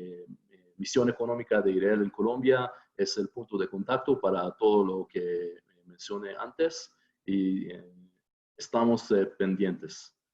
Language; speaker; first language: Spanish; non-native, fluent; Hebrew